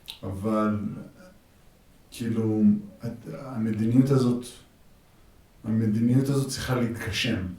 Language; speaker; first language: Hebrew; native; Hebrew